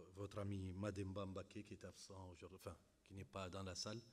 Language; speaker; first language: French; non-native, local second language; Arabic